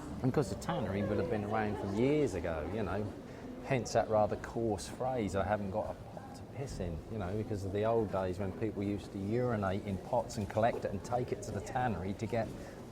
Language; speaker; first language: English; native; English